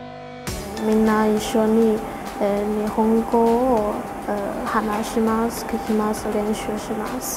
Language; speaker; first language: Japanese; non-native, learner; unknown